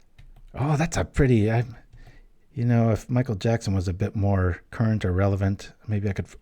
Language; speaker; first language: English; native; English